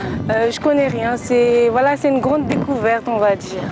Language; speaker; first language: French; non-native, local second language; Comorian